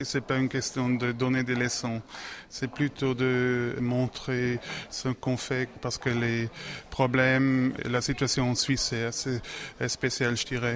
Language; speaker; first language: French; non-native, local second language; German